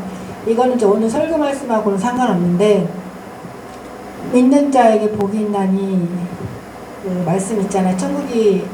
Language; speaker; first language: Korean; native; Korean